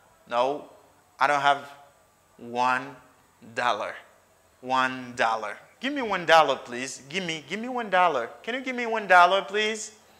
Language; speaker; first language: English; non-native, fluent; Haitian Creole